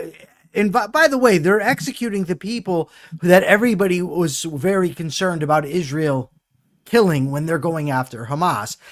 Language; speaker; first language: English; native; English